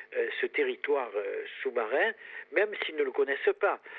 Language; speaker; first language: French; native; French